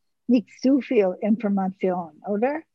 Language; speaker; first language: German; early bilingual, heritage; English